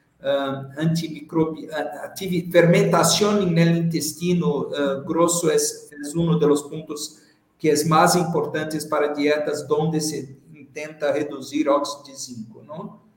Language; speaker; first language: Spanish; non-native, learner; Portuguese